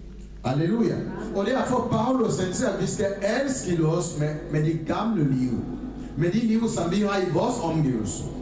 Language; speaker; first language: Danish; non-native, fluent; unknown